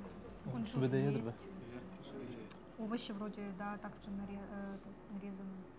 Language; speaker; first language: Russian; non-native, local second language; Tuvinian